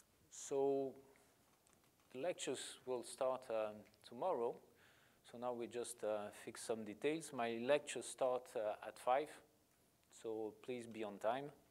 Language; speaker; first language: English; non-native, fluent; Portuguese